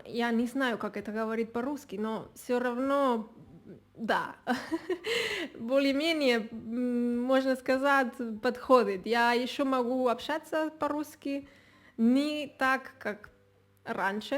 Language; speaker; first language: Russian; non-native, learner; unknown